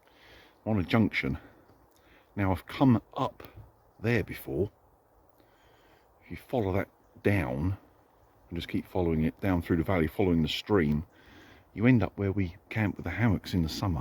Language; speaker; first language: English; native; English